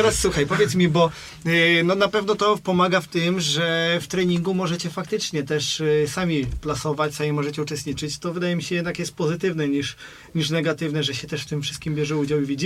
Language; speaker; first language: Polish; native; Polish